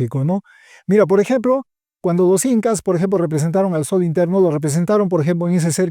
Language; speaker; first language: Spanish; native; Spanish